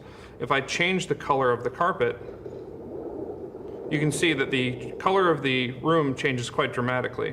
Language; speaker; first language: English; native; English